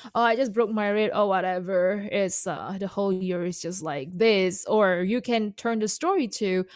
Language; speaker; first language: English; non-native, fluent; Indonesian